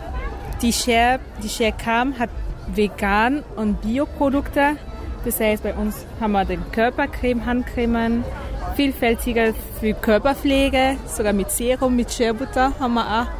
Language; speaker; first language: German; non-native, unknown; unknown